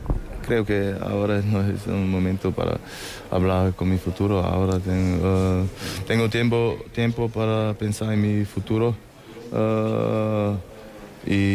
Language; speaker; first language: Spanish; non-native, learner; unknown